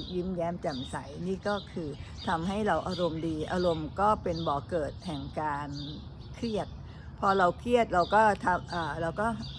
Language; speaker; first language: Thai; native; Thai